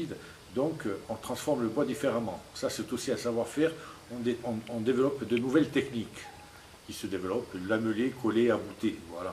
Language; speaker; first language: French; native; French